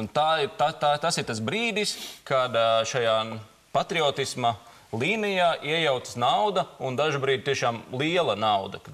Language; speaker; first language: Latvian; native; Latvian